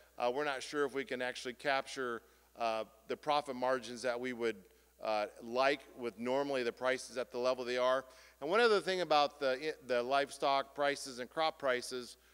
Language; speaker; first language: English; native; English